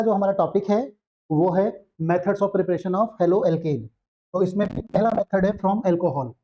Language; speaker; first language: Hindi; native; Hindi